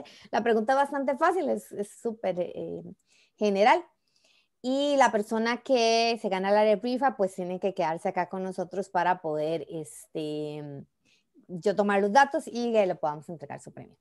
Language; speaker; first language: Spanish; native; Spanish